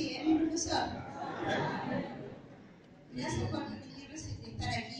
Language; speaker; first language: Spanish; native; Spanish